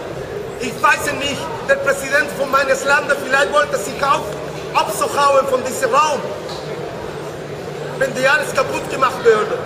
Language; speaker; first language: German; non-native, learner; Spanish